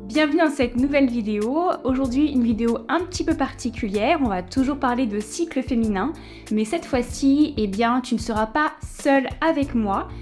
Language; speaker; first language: French; native; French